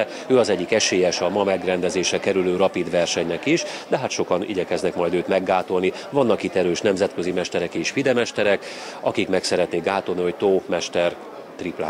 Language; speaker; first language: Hungarian; native; Hungarian